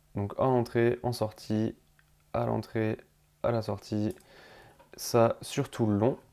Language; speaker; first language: French; native; French